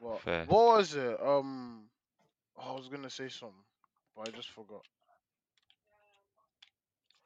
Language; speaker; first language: English; native; English